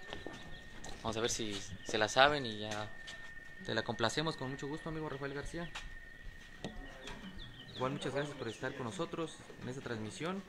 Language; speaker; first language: Spanish; native; Spanish